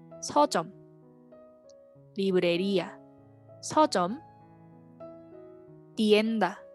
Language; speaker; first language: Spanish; non-native, fluent; Korean